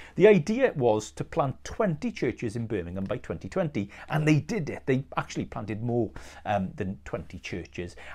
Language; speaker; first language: English; native; English